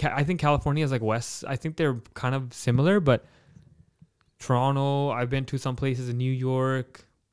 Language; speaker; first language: English; early bilingual, other home language; Punjabi